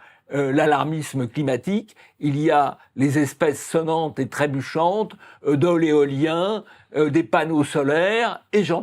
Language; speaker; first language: French; native; French